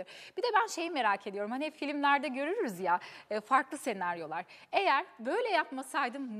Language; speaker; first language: Turkish; native; Turkish